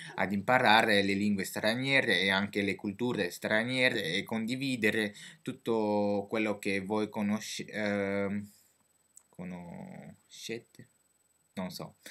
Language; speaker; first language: Italian; non-native, learner; French